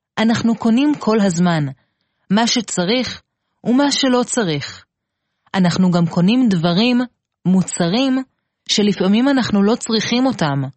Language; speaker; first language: Hebrew; native; Hebrew